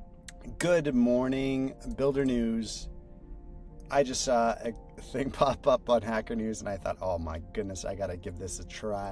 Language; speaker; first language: English; native; English